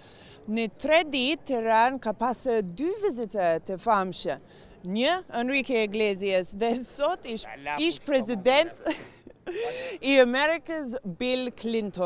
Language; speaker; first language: Albanian; non-native, learner; English